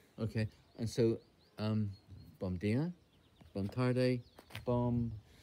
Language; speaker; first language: Portuguese; non-native, learner; English